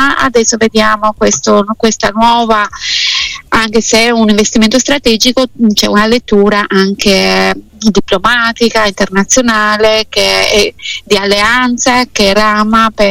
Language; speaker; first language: Italian; non-native, fluent; Albanian